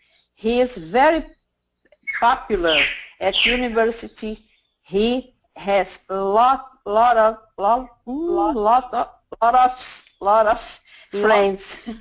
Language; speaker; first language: English; non-native, learner; Portuguese